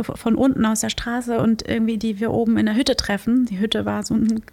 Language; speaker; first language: German; early bilingual, other home language; Portuguese